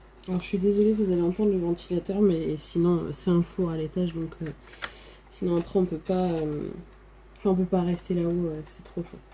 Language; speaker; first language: French; native; French